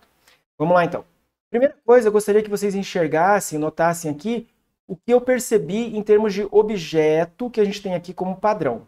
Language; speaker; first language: Portuguese; native; Portuguese